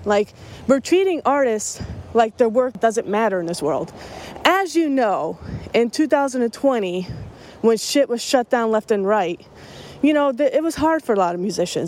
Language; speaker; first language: English; early bilingual, other home language; Spanish